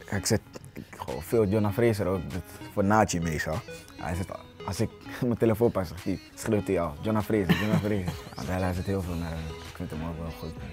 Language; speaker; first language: Dutch; early bilingual, other home language; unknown